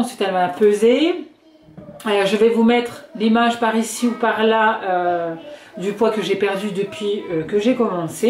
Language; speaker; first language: French; native; French